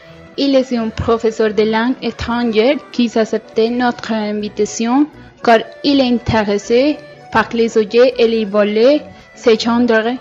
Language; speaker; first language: French; non-native, learner; Spanish